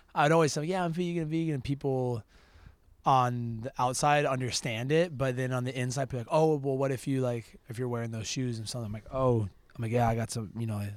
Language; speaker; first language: English; native; English